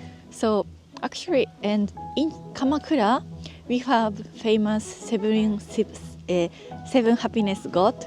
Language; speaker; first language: English; non-native, learner; Japanese